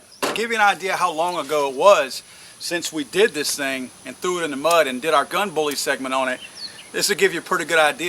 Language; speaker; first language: English; native; English